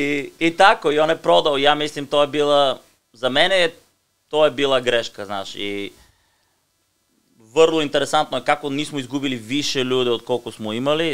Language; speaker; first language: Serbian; non-native, learner; Bulgarian